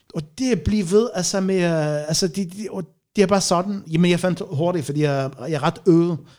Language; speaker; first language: Danish; non-native, fluent; Arabic